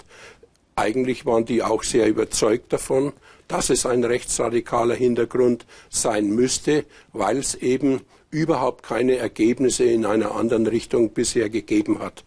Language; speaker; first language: German; native; German